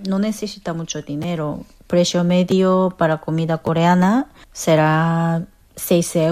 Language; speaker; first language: Spanish; non-native, fluent; Korean